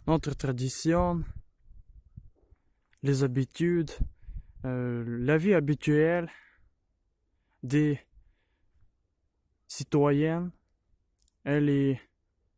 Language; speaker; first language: French; non-native, learner; Ukrainian